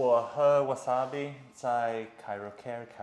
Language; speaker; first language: Chinese; non-native, fluent; English